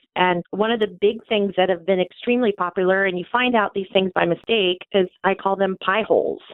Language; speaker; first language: English; native; English